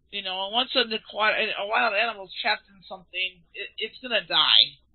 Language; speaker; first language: English; native; English